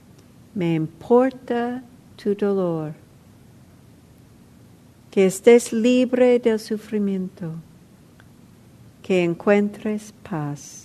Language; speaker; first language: Spanish; non-native, fluent; English